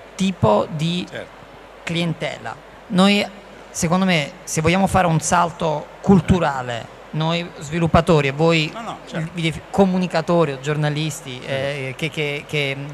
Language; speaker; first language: Italian; native; Italian